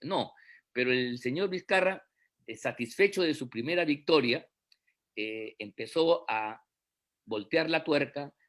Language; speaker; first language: Spanish; native; Spanish